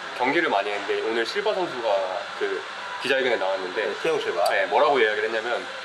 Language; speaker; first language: Korean; native; Korean